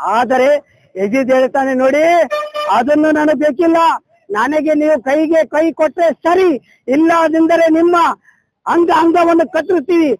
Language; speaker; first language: Kannada; non-native, local second language; Urdu